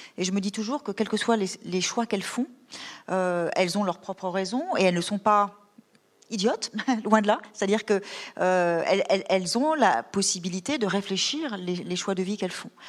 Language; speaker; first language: French; native; French